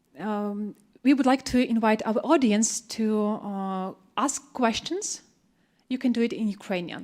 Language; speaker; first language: English; non-native, fluent; Ukrainian